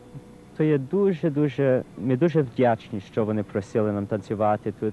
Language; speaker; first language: Ukrainian; early bilingual, heritage; Ukrainian